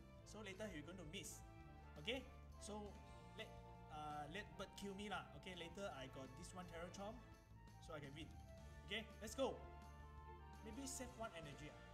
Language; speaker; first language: English; non-native, local second language; Chinese